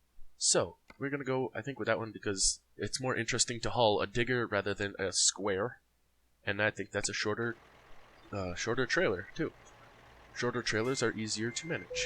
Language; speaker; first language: English; native; English